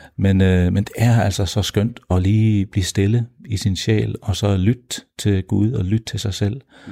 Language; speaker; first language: Danish; early bilingual, heritage; Danish